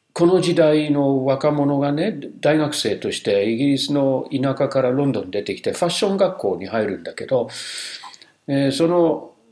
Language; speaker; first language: Japanese; non-native, fluent; English